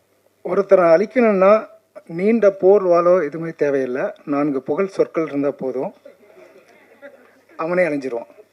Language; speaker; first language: Tamil; native; Tamil